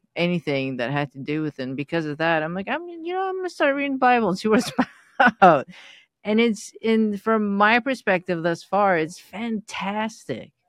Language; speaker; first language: English; non-native, fluent; Persian